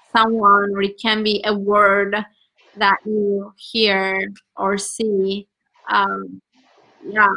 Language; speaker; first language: English; non-native, fluent; Turkish